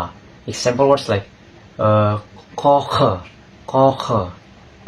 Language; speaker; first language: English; non-native, learner; Indonesian